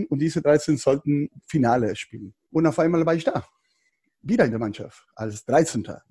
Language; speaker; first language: German; non-native, fluent; Spanish